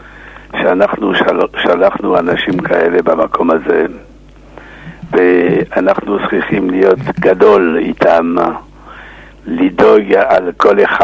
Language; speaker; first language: Hebrew; non-native, fluent; English